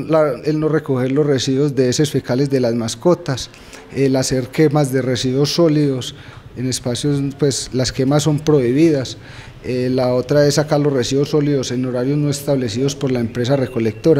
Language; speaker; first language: Spanish; native; Spanish